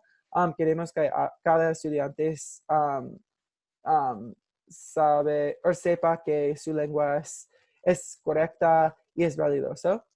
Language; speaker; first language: Spanish; non-native, learner; English